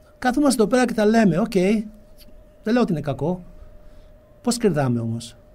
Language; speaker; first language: Greek; early bilingual, heritage; Greek